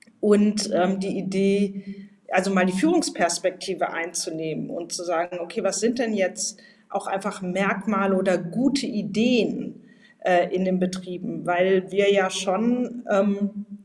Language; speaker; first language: German; native; German